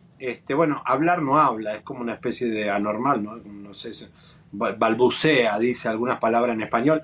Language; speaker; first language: Spanish; native; Spanish